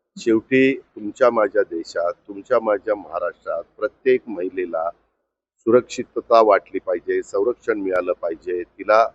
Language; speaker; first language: Marathi; native; Marathi